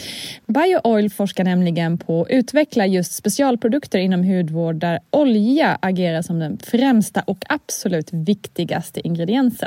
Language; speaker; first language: Swedish; native; Swedish